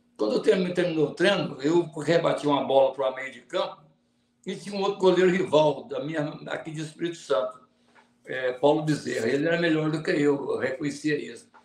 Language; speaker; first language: Portuguese; native; Portuguese